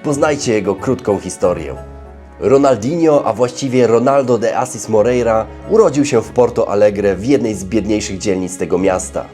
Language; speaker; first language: Polish; native; Polish